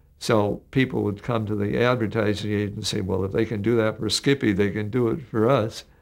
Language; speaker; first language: English; native; English